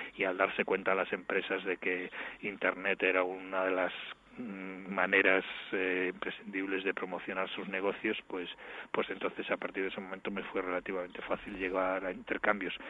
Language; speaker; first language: Spanish; native; Spanish